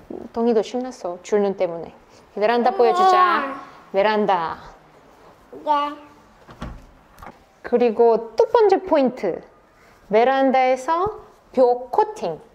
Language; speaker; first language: Korean; non-native, fluent; Russian